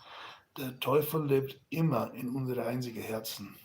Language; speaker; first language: German; non-native, learner; Spanish